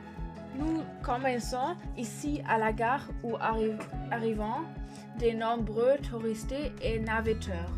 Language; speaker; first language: French; non-native, learner; German